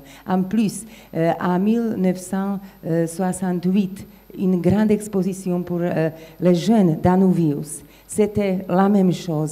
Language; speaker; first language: French; non-native, fluent; Slovak